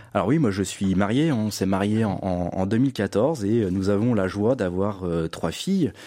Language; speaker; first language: French; native; French